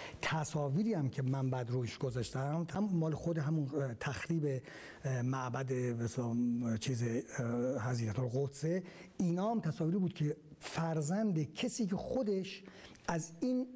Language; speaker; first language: Persian; native; Persian